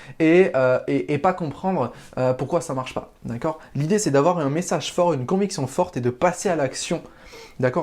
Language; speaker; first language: French; native; French